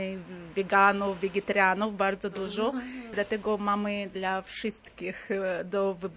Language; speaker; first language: Polish; non-native, fluent; Crimean Tatar